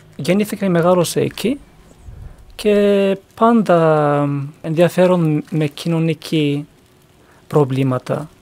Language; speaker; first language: Greek; non-native, learner; Turkish